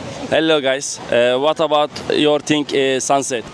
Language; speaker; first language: English; non-native, learner; Turkish